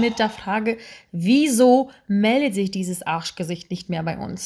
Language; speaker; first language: German; native; German